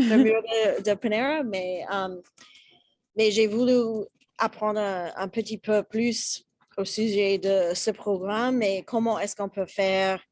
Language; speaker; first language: French; non-native, learner; English